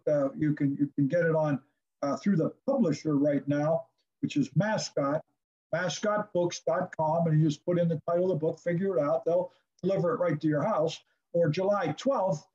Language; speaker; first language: English; native; English